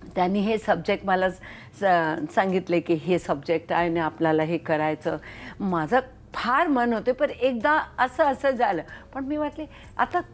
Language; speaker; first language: Marathi; non-native, local second language; Hindi